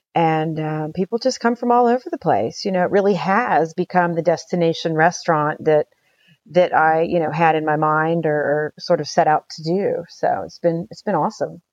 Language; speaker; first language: English; native; English